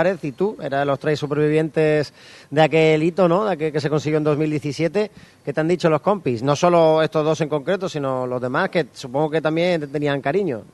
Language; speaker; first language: Spanish; native; Spanish